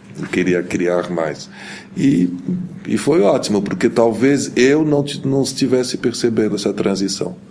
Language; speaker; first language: Portuguese; early bilingual, heritage; Portuguese